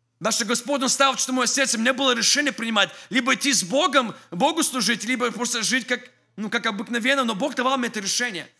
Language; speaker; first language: Russian; early bilingual, heritage; English